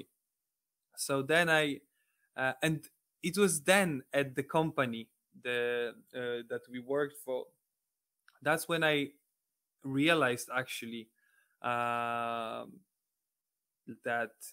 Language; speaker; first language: English; non-native, fluent; Polish